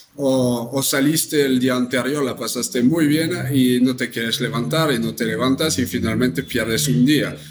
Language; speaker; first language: Spanish; non-native, fluent; French